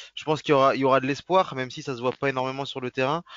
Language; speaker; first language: French; native; French